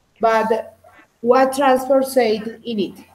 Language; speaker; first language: English; non-native, learner; Spanish